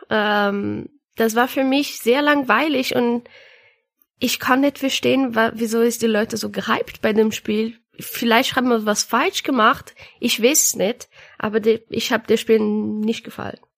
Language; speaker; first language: German; non-native, learner; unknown